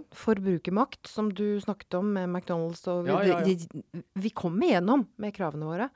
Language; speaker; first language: Norwegian; native; Norwegian